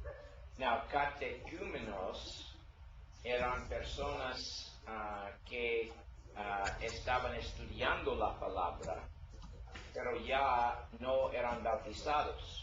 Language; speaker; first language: Spanish; non-native, learner; English